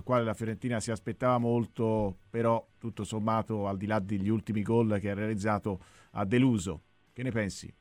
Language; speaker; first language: Italian; native; Italian